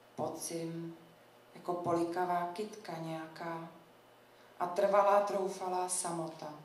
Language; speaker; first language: Czech; native; Czech